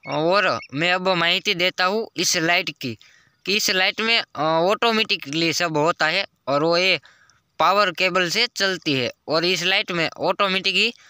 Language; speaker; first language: Hindi; non-native, local second language; Gujarati